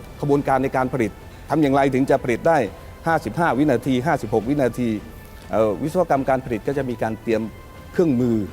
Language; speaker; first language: Thai; native; Thai